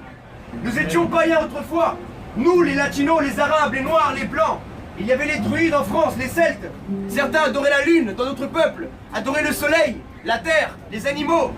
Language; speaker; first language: French; native; French